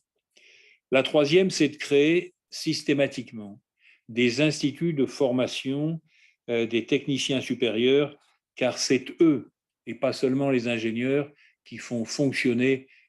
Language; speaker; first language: French; native; French